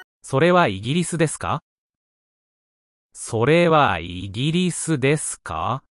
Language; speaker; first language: Japanese; non-native, learner; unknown